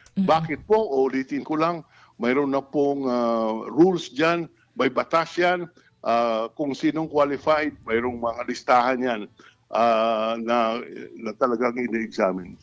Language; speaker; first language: Filipino; non-native, local second language; Hiligaynon